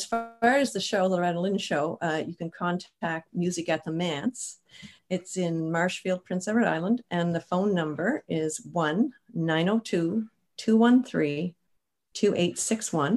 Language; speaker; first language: English; native; English